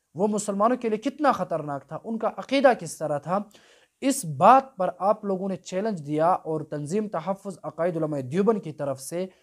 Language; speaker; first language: Urdu; non-native, local second language; Pashto